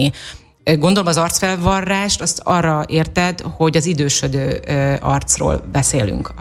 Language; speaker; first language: Hungarian; native; Hungarian